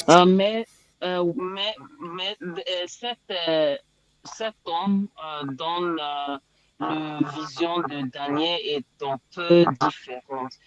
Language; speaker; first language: French; non-native, learner; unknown